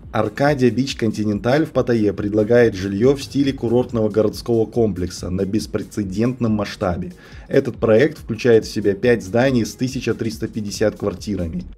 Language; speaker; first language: Russian; native; Russian